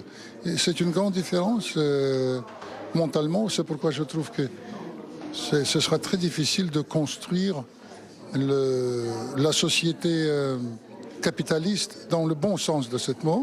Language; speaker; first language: French; non-native, fluent; Russian